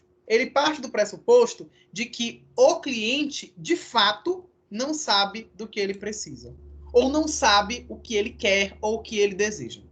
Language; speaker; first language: Portuguese; native; Portuguese